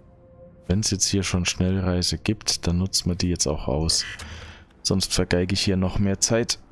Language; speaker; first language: German; native; German